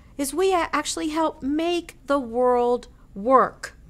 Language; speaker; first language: English; native; English